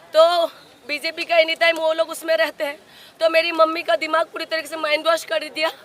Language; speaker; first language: Hindi; non-native, local second language; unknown